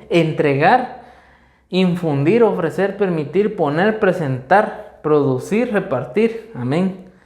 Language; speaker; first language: Spanish; native; Spanish